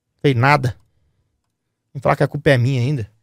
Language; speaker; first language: Portuguese; native; Portuguese